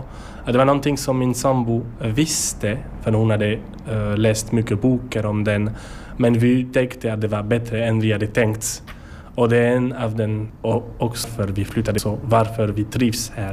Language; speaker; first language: Swedish; non-native, learner; French